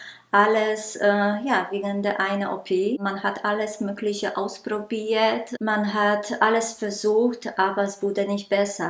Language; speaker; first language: German; non-native, local second language; Polish